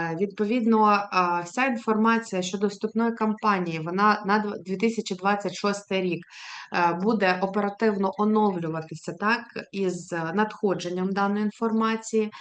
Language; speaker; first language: Ukrainian; native; Ukrainian